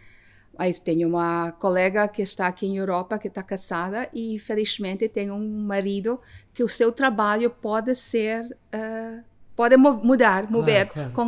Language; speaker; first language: Portuguese; non-native, fluent; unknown